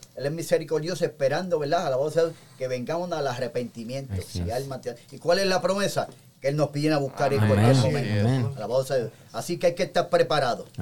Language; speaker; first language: Spanish; native; Spanish